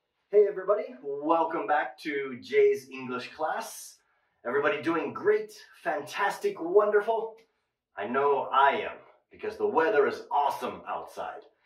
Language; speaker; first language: English; native; English